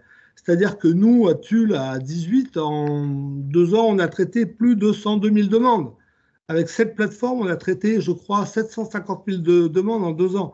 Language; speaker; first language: French; native; French